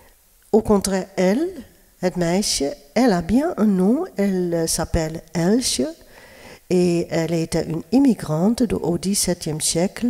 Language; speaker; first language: French; non-native, fluent; Dutch